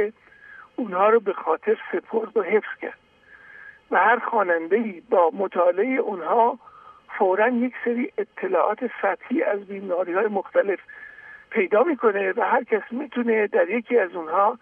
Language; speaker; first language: Persian; native; Persian